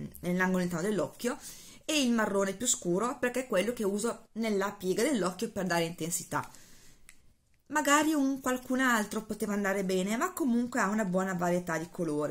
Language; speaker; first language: Italian; native; Italian